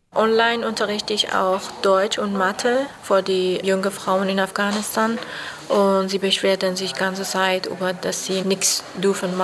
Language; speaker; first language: German; non-native, fluent; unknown